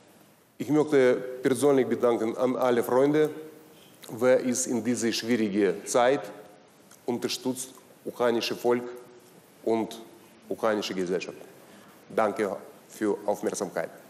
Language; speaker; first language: German; non-native, learner; Russian